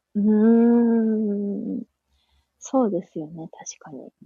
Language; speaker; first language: Japanese; native; Japanese